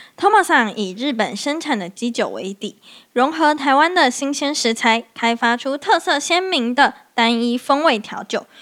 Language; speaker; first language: Chinese; native; Chinese